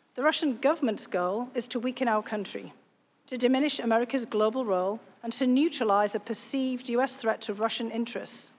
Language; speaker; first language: English; native; English